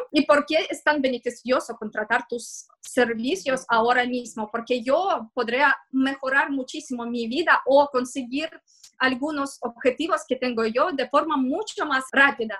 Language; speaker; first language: Spanish; non-native, fluent; Russian